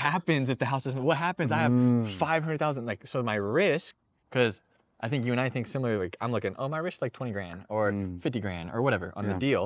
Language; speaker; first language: English; native; English